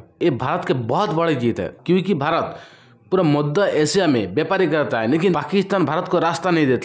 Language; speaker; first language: Hindi; non-native, local second language; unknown